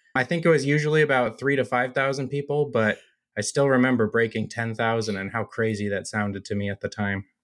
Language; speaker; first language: English; native; English